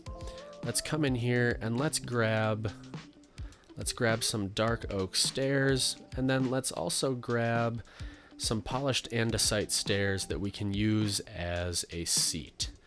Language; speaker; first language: English; native; English